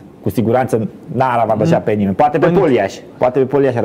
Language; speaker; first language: Romanian; native; Romanian